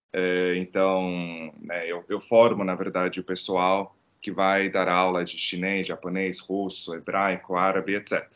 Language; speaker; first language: Portuguese; non-native, fluent; Croatian